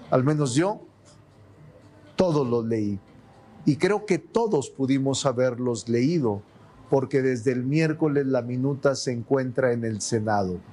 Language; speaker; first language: Spanish; native; Spanish